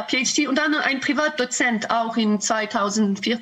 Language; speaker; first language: German; non-native, learner; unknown